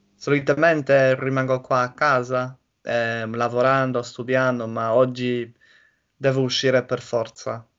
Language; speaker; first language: Italian; non-native, learner; English